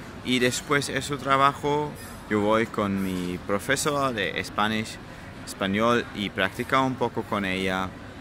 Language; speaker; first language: Spanish; non-native, learner; German